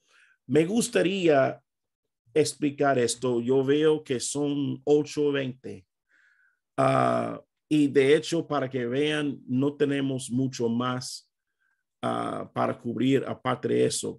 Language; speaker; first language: Spanish; non-native, fluent; English